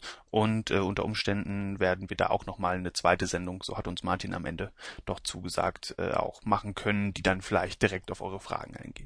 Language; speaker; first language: German; native; German